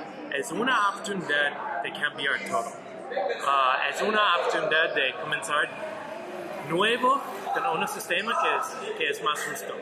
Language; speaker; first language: Spanish; non-native, learner; English